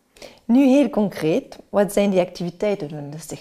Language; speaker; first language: Dutch; non-native, local second language; French